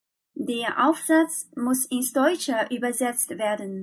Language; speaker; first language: German; non-native, fluent; Chinese